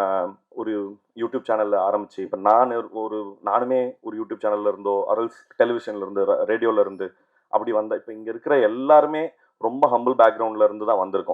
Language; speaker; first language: Tamil; native; Tamil